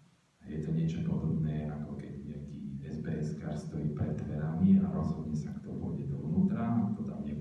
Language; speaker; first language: Slovak; native; Slovak